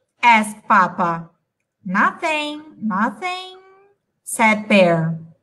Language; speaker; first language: English; non-native, fluent; Portuguese